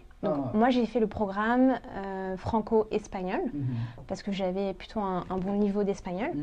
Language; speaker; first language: French; early bilingual, other home language; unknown